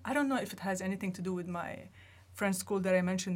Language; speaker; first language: English; non-native, fluent; Arabic